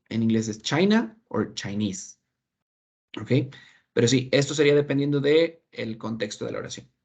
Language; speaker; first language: Spanish; native; Spanish